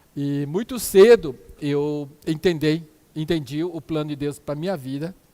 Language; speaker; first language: Portuguese; early bilingual, other home language; Min Nan Chinese